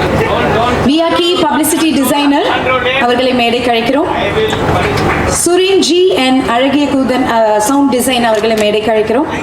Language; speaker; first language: Tamil; native; Tamil